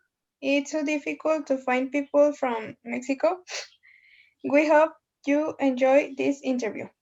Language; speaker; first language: English; non-native, learner; Spanish